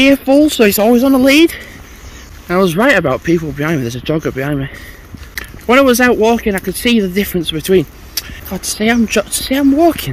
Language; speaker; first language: English; native; English